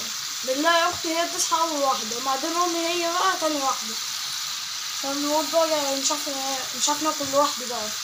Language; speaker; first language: Arabic; native; Arabic